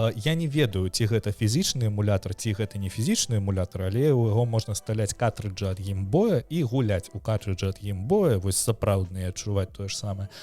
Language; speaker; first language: Belarusian; non-native, local second language; Russian